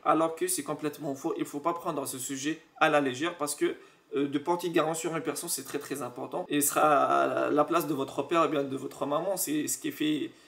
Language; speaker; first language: French; non-native, local second language; Arabic